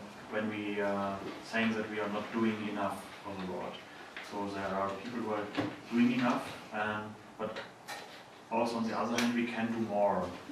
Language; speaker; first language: English; non-native, fluent; Polish